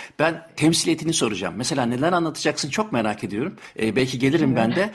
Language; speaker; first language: Turkish; native; Turkish